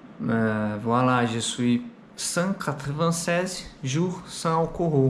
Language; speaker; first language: French; non-native, learner; Portuguese